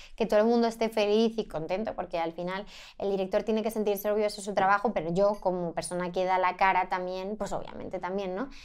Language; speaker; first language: Spanish; native; Spanish